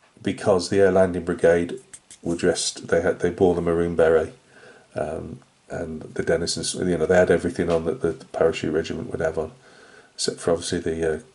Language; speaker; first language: English; native; English